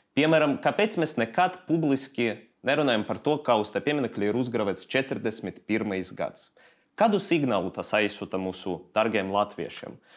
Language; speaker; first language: Latvian; non-native, local second language; Russian